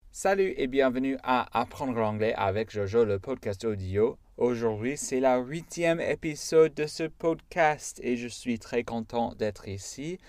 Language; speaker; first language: French; non-native, fluent; English